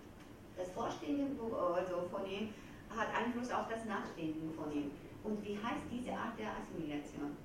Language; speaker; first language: German; non-native, fluent; Georgian